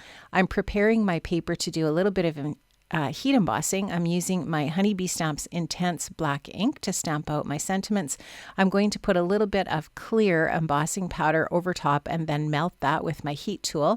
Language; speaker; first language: English; native; English